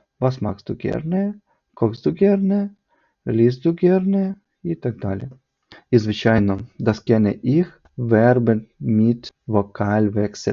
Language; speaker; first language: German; non-native, fluent; Ukrainian